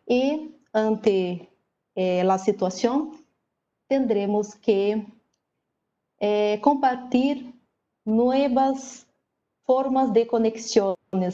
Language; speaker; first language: Spanish; non-native, learner; Portuguese